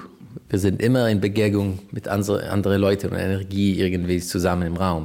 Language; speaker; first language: German; non-native, fluent; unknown